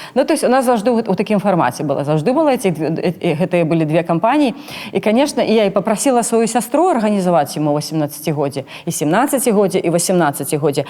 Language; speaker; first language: Belarusian; non-native, local second language; Russian